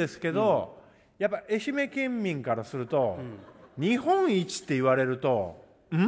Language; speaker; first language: Japanese; native; Japanese